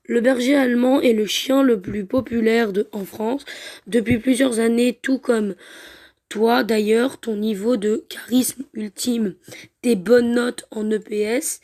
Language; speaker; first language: French; native; French